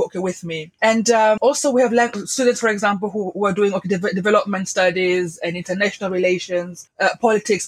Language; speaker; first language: English; non-native, local second language; Swahili